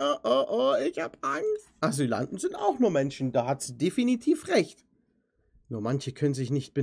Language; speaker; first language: German; native; German